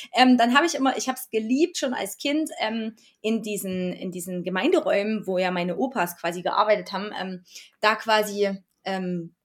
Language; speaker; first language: German; native; German